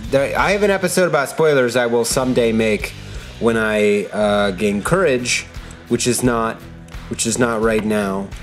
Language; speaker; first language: English; native; English